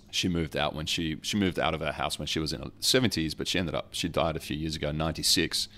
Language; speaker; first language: English; early bilingual, other home language; Dutch